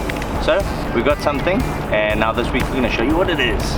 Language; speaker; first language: English; native; English